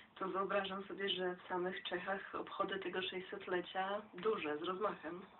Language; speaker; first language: Polish; native; Polish